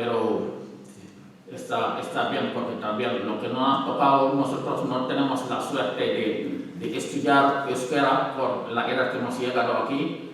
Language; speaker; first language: Spanish; non-native, learner; Wolof